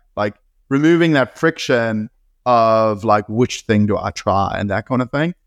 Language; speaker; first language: English; native; English